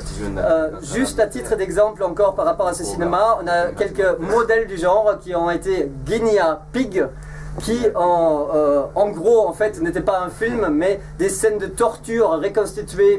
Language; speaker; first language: French; native; French